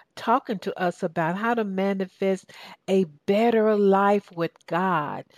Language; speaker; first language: English; native; English